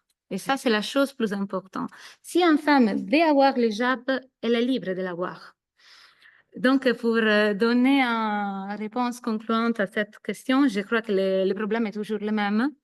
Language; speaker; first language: French; non-native, fluent; Italian